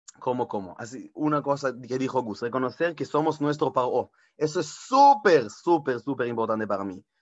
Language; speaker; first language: Spanish; non-native, fluent; Hebrew